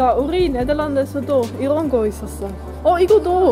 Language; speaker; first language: Korean; non-native, learner; Dutch